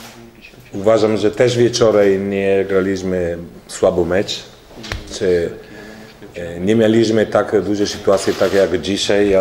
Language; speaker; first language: Polish; non-native, learner; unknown